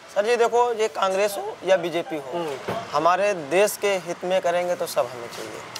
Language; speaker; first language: Hindi; native; Hindi